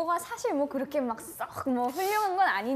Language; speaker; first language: Korean; native; Korean